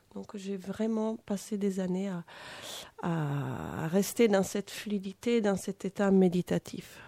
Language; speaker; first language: French; non-native, fluent; Italian